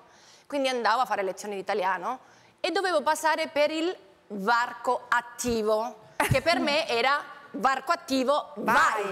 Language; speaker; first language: Italian; non-native, fluent; Spanish